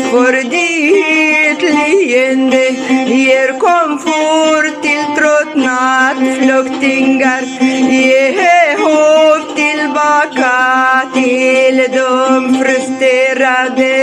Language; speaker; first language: Swedish; non-native, fluent; Kurdish